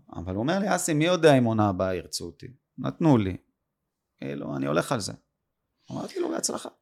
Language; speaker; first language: Hebrew; native; Hebrew